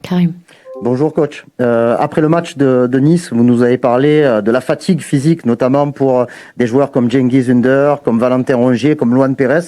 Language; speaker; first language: French; native; French